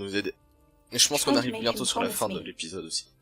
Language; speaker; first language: French; native; French